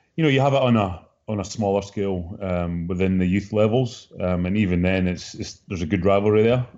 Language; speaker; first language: English; native; English